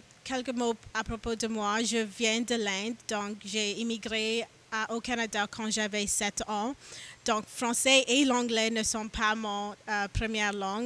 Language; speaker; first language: French; non-native, learner; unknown